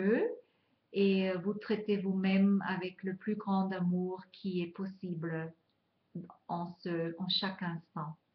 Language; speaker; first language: French; non-native, fluent; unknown